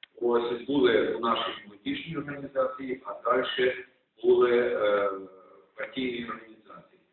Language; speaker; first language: Ukrainian; native; Ukrainian